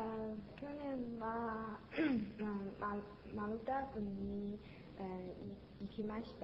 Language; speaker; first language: Japanese; non-native, learner; Chinese